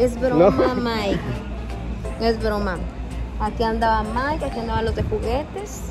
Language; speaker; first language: Spanish; native; Spanish